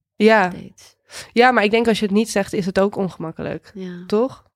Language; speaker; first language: Dutch; native; Dutch